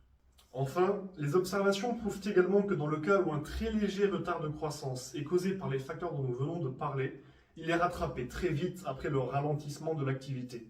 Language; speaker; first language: French; native; French